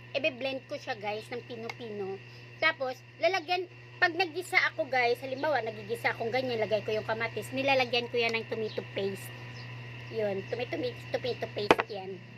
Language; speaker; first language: Filipino; non-native, local second language; Hiligaynon